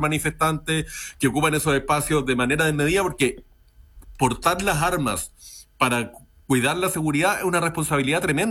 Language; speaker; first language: Spanish; native; Spanish